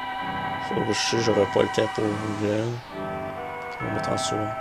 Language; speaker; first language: French; native; French